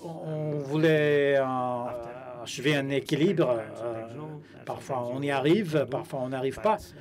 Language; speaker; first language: French; non-native, fluent; Spanish